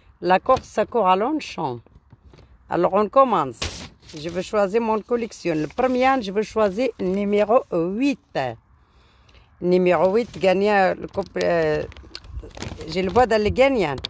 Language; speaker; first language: French; non-native, learner; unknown